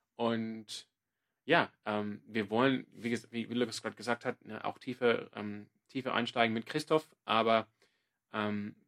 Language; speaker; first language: German; non-native, fluent; English